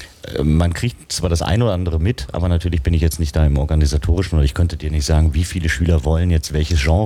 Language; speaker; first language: German; native; German